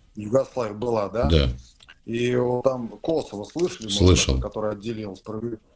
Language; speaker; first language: Russian; native; Russian